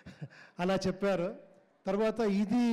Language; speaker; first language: Telugu; non-native, local second language; Kannada